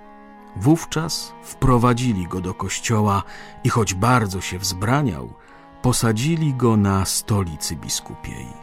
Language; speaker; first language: Polish; native; Polish